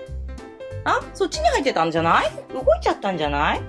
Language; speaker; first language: Japanese; native; Japanese